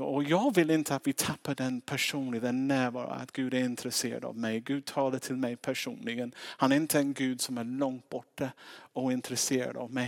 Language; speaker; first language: Swedish; non-native, fluent; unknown